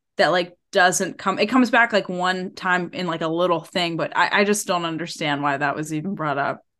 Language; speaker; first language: English; native; English